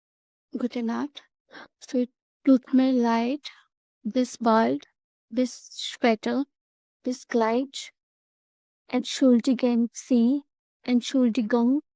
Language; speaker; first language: German; non-native, learner; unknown